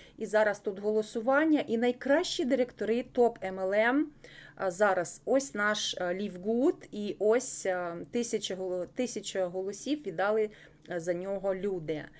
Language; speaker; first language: Ukrainian; non-native, local second language; Russian